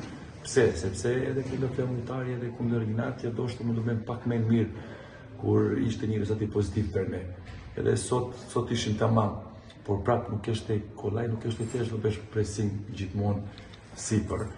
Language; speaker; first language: Albanian; non-native, fluent; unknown